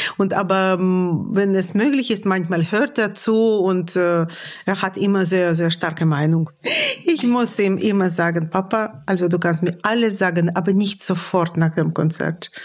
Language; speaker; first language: German; non-native, fluent; Russian